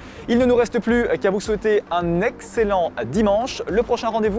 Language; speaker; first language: French; native; French